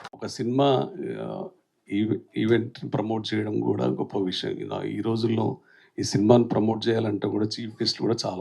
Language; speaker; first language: Telugu; native; Telugu